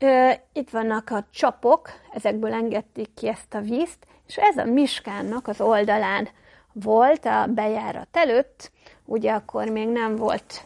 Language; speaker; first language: Hungarian; native; Hungarian